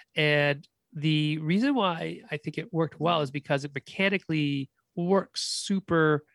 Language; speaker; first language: English; native; English